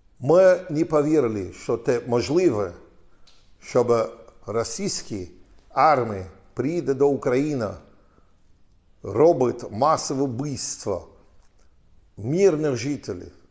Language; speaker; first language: Ukrainian; non-native, fluent; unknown